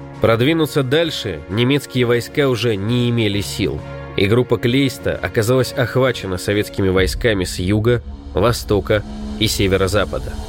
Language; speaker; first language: Russian; native; Russian